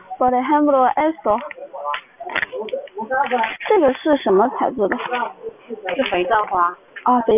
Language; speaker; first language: Spanish; non-native, learner; Chinese